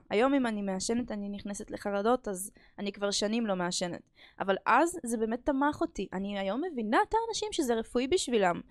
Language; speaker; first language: Hebrew; early bilingual, other home language; Russian